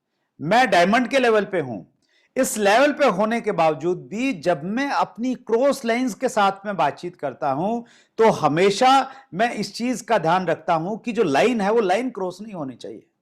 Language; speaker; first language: Hindi; native; Hindi